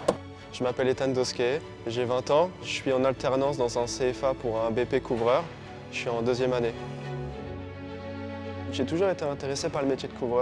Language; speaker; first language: French; native; French